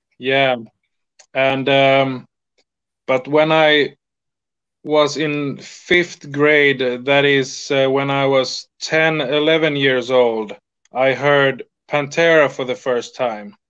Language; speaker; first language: English; non-native, fluent; Swedish